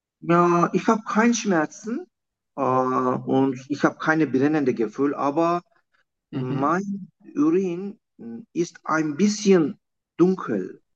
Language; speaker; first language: German; non-native, learner; Turkish